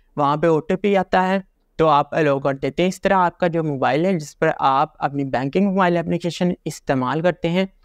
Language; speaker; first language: Urdu; non-native, local second language; Punjabi